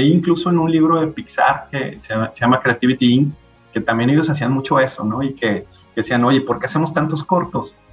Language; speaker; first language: Spanish; native; Spanish